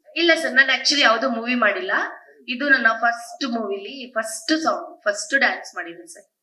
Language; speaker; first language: Kannada; native; Kannada